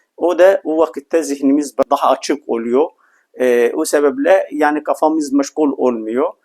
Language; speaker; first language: Turkish; non-native, fluent; Arabic